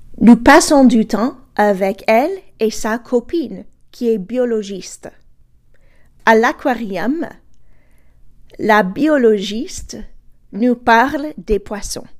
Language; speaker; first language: French; non-native, fluent; English